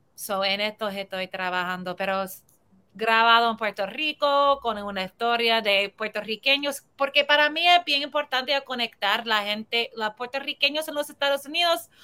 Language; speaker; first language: Spanish; early bilingual, heritage; Spanish